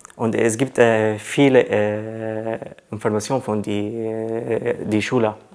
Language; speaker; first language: German; non-native, learner; Arabic